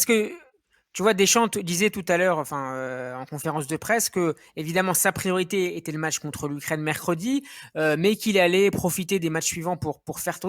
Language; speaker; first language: French; native; French